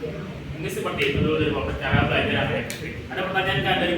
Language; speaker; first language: Malay; native; Malay